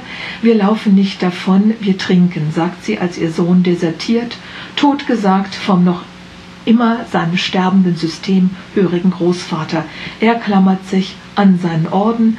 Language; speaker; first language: German; native; German